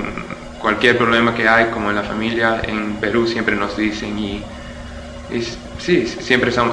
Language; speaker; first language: Spanish; early bilingual, heritage; Spanish